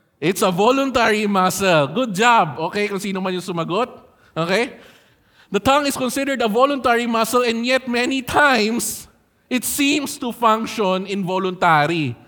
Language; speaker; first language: English; non-native, local second language; Filipino